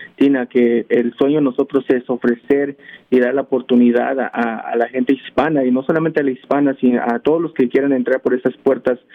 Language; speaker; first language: Spanish; early bilingual, heritage; Spanish